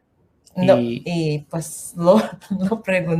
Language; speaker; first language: Spanish; non-native, learner; English